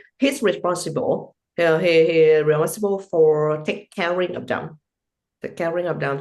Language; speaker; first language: English; non-native, learner; Vietnamese